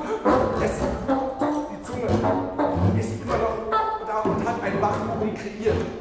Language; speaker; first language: German; native; German